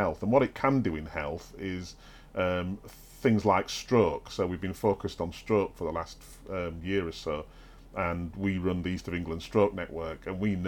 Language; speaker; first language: English; native; English